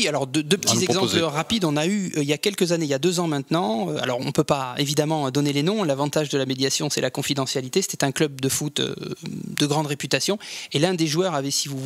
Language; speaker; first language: French; native; French